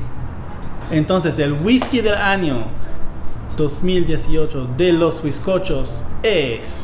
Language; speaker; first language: Spanish; non-native, fluent; English